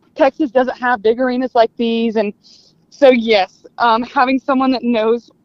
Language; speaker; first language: English; native; English